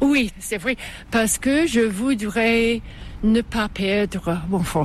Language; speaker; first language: French; non-native, fluent; English